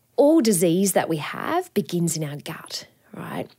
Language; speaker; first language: English; native; English